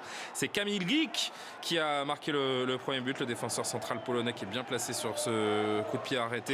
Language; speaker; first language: French; native; French